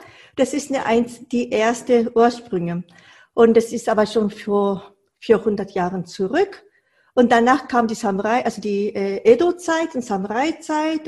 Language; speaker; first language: German; non-native, fluent; Japanese